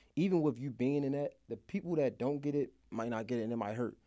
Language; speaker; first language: English; native; English